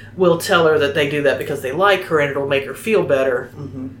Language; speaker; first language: English; native; English